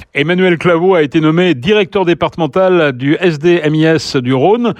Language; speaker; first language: French; native; French